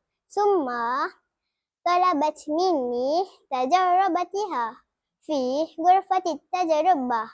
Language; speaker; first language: Arabic; non-native, learner; Malay